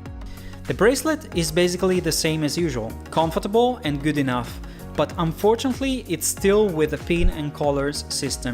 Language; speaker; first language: English; non-native, fluent; Italian